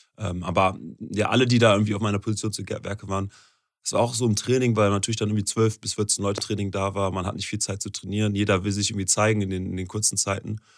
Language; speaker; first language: German; native; German